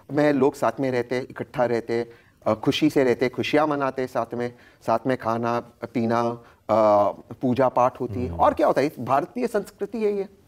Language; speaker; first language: Hindi; native; Hindi